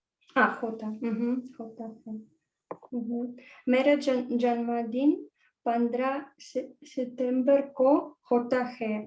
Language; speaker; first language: Hindi; non-native, learner; Russian